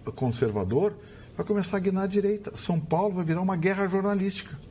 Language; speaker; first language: Portuguese; native; Portuguese